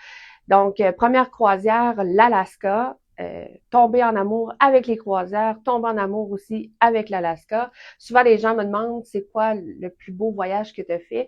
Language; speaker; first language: French; native; French